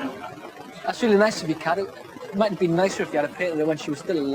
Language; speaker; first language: English; native; English